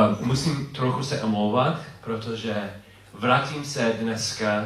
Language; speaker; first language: Czech; non-native, fluent; English